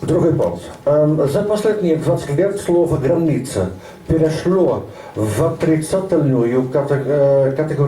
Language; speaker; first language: Russian; non-native, learner; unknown